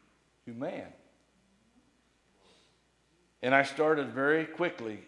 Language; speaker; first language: English; native; English